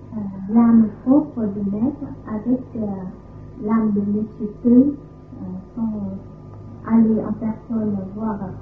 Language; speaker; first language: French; non-native, fluent; Vietnamese